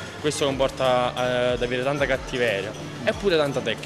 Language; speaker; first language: Italian; native; Italian